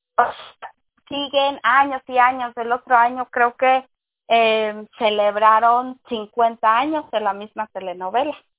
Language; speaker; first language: Spanish; early bilingual, heritage; Spanish